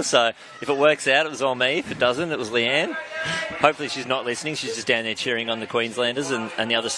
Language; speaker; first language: English; native; English